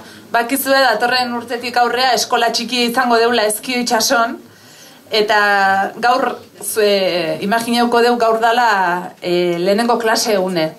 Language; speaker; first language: Basque; native; Basque